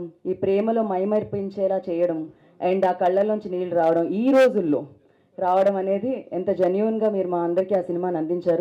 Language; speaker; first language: Telugu; native; Telugu